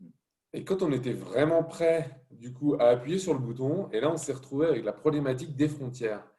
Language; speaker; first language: French; native; French